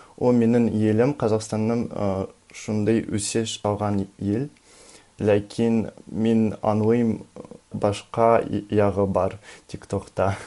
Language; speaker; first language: Tatar; non-native, learner; Russian